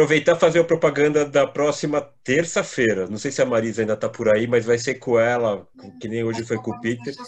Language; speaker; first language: Portuguese; native; Portuguese